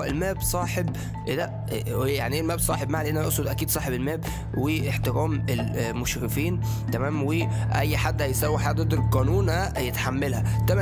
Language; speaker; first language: Arabic; native; Arabic